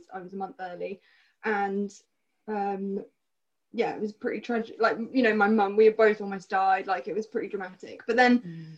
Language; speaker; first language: English; native; English